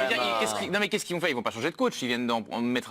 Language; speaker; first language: French; native; French